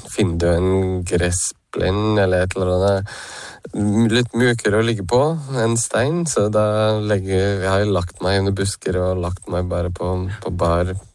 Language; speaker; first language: Norwegian; non-native, fluent; Lithuanian